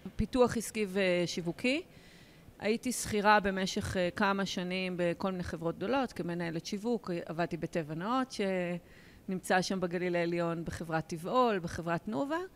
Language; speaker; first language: Hebrew; native; Hebrew